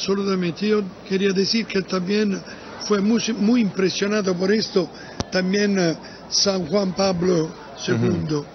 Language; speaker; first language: Spanish; non-native, fluent; Italian